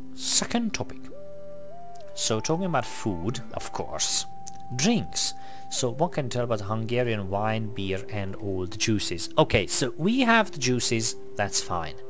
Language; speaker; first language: English; non-native, fluent; Hungarian